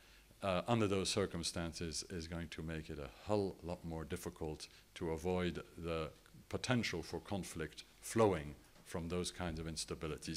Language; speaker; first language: English; non-native, fluent; French